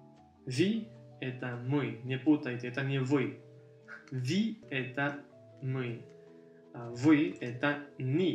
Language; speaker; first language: Russian; early bilingual, heritage; Russian